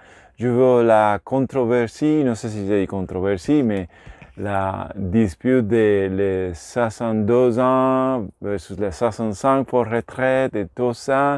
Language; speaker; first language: French; non-native, learner; Spanish